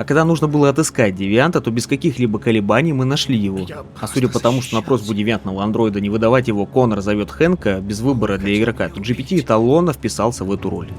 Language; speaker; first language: Russian; native; Russian